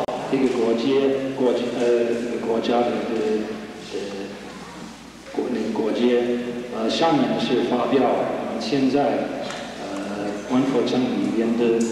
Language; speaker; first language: Chinese; non-native, learner; English